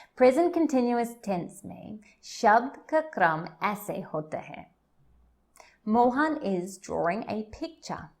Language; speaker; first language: Hindi; non-native, learner; English